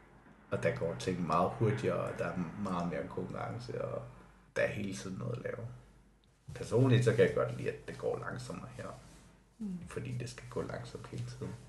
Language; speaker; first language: Danish; non-native, local second language; Kalaallisut